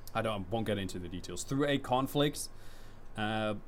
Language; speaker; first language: English; non-native, fluent; Dutch